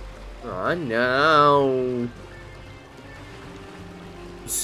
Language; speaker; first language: Portuguese; native; Portuguese